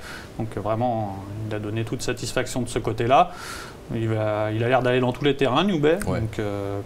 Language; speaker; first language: French; native; French